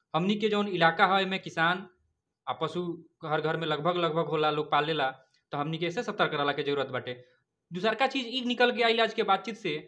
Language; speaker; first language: Hindi; native; Hindi